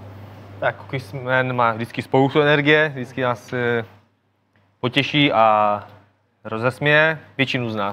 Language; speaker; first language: Czech; native; Czech